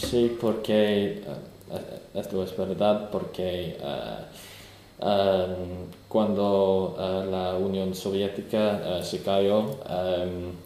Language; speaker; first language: Spanish; non-native, learner; English